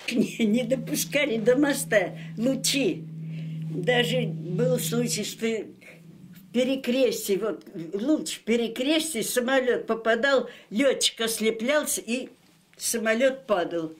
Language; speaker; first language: Russian; native; Russian